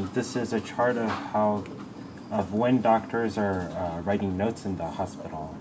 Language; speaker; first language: English; native; English